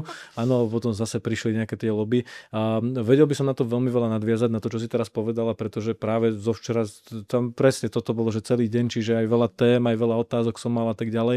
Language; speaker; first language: Slovak; native; Slovak